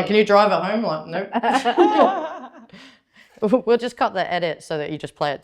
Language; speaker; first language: English; native; English